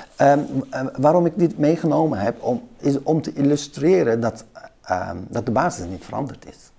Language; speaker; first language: Dutch; early bilingual, other home language; Kurdish